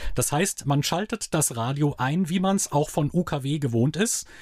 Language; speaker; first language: German; native; German